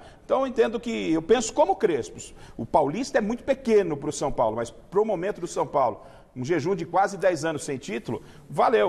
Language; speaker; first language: Portuguese; native; Portuguese